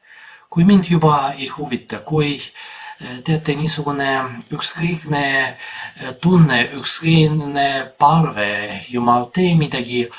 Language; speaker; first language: Estonian; non-native, fluent; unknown